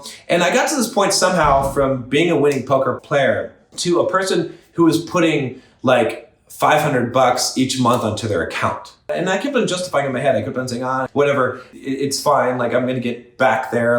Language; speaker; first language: English; native; English